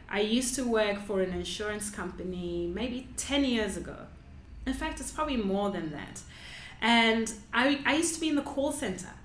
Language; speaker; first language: English; non-native, local second language; Shona